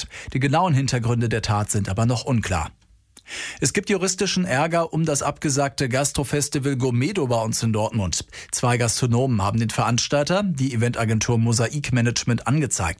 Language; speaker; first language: German; native; German